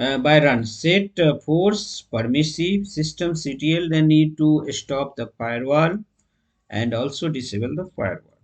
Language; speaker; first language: English; non-native, local second language; Hindi